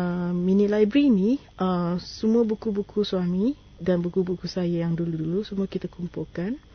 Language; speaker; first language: Malay; non-native, local second language; Chinese